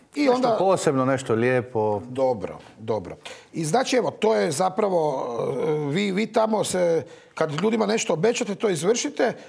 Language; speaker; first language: Croatian; native; Croatian